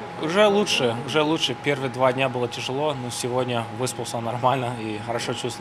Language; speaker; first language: Russian; early bilingual, heritage; English